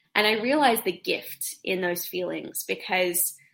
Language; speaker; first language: English; native; English